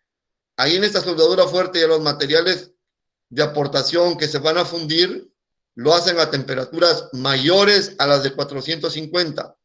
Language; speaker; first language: Spanish; native; Spanish